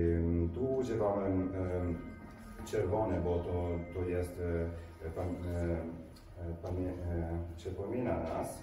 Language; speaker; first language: Polish; non-native, learner; Italian